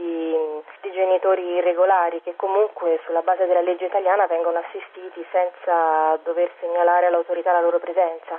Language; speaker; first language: Italian; native; Italian